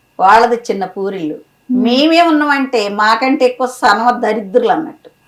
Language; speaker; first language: Telugu; native; Telugu